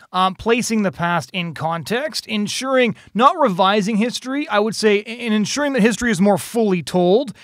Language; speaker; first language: English; native; English